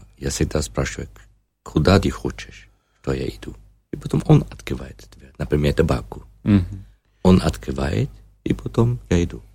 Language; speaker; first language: Russian; non-native, learner; German